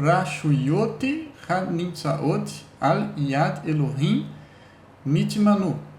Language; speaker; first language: Hebrew; non-native, learner; Portuguese